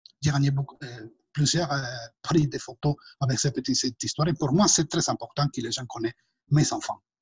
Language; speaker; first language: French; non-native, fluent; Spanish